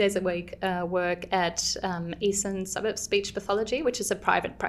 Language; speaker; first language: English; non-native, fluent; German